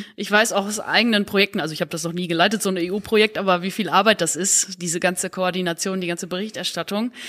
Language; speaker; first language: German; native; German